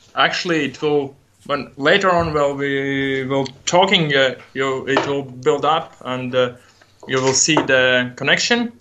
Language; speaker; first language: English; non-native, learner; Latvian